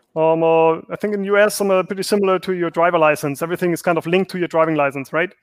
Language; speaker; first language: English; non-native, fluent; German